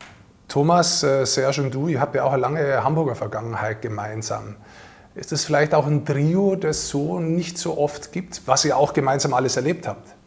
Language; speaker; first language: German; native; German